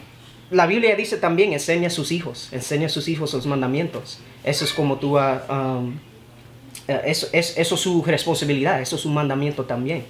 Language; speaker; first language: Spanish; early bilingual, heritage; Spanish